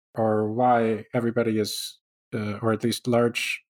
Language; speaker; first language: English; native; English